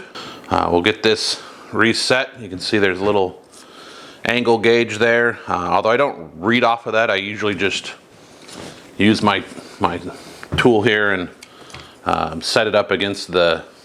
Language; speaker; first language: English; native; English